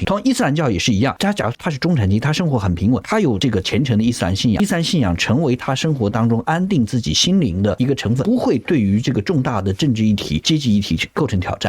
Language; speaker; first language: Chinese; native; Chinese